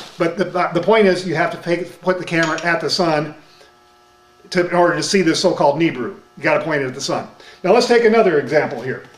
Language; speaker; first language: English; native; English